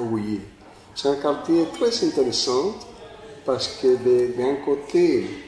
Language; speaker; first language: French; non-native, fluent; Spanish